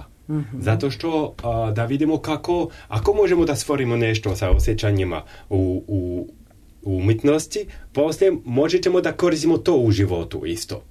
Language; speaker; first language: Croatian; non-native, learner; French